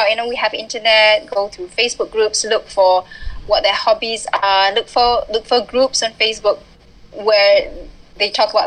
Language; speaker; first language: English; early bilingual, other home language; Malay